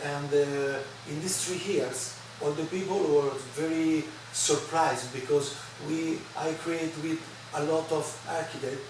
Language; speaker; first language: English; non-native, learner; Italian